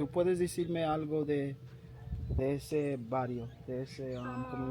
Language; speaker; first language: Spanish; non-native, learner; English